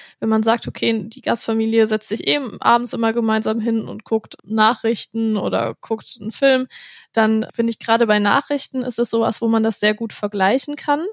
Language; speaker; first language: German; native; German